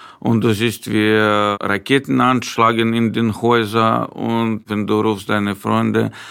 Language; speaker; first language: German; non-native, fluent; Ukrainian